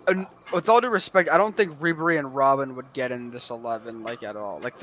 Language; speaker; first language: English; native; English